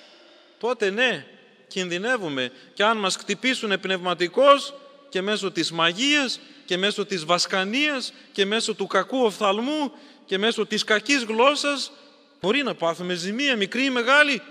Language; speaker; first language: Greek; native; Greek